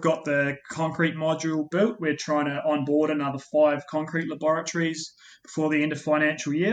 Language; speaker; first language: English; native; English